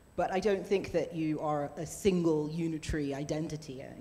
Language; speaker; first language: English; native; English